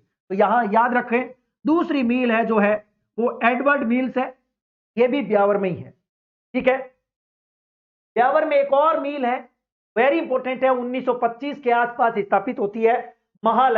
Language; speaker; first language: Hindi; native; Hindi